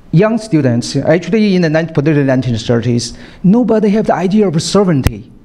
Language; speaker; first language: English; non-native, fluent; Chinese